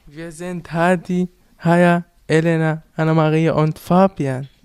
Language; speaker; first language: German; non-native, learner; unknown